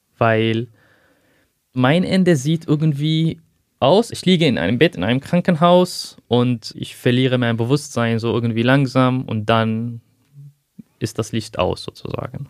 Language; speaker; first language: German; non-native, fluent; Arabic